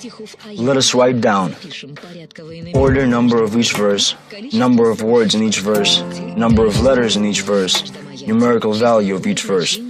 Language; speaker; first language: English; non-native, fluent; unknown